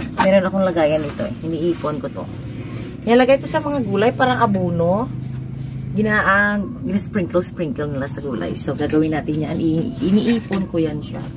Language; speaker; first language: Filipino; non-native, local second language; Hiligaynon